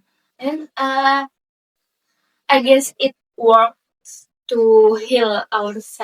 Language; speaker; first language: English; non-native, learner; Indonesian